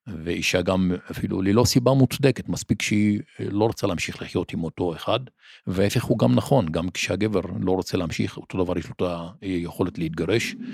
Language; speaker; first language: Hebrew; non-native, local second language; Arabic